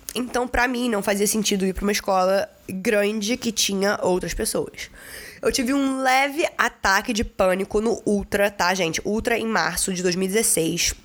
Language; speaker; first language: Portuguese; native; Portuguese